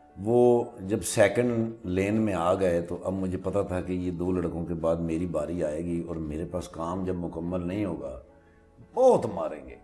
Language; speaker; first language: Urdu; non-native, local second language; Punjabi